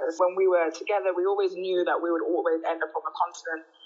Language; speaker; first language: English; native; English